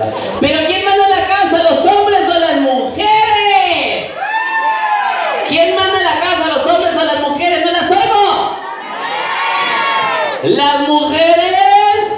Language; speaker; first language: Spanish; native; Spanish